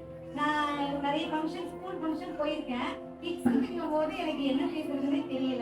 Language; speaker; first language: Tamil; native; Tamil